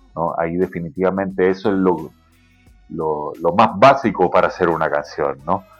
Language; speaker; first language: Spanish; native; Spanish